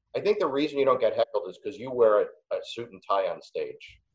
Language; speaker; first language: English; native; English